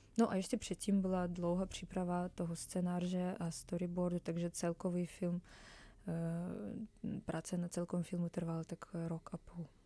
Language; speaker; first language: Czech; non-native, fluent; Russian